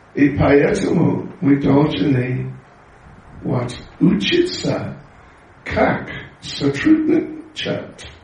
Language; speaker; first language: Russian; non-native, learner; English